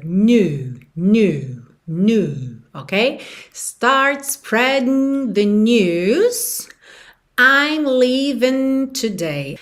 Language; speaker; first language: English; non-native, fluent; Portuguese